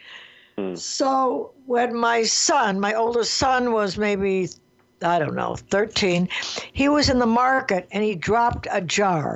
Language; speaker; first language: English; native; English